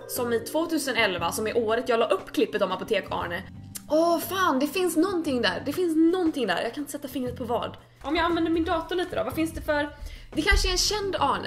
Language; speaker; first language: Swedish; native; Swedish